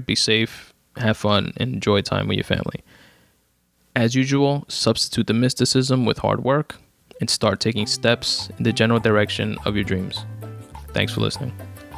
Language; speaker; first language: English; native; English